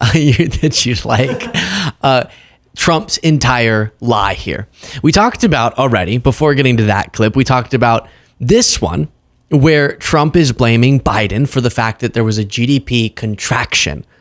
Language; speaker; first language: English; native; English